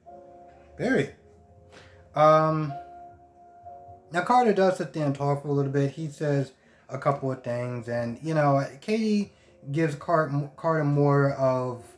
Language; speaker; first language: English; native; English